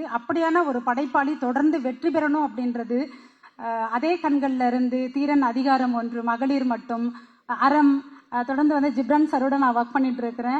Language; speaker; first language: Tamil; native; Tamil